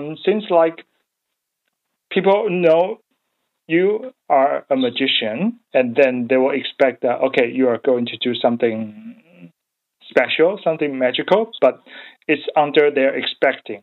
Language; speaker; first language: English; non-native, learner; Chinese